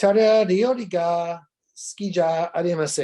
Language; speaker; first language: Japanese; non-native, learner; English